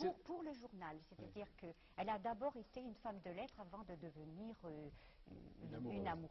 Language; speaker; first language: French; native; French